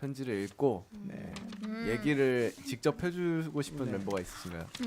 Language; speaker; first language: Korean; native; Korean